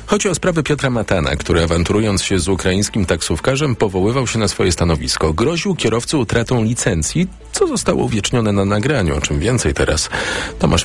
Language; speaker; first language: Polish; native; Polish